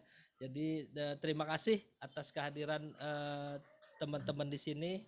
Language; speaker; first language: Indonesian; native; Indonesian